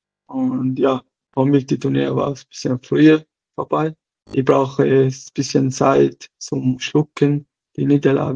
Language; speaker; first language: German; non-native, local second language; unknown